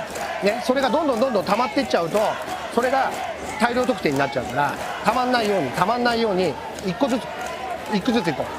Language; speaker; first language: Japanese; native; Japanese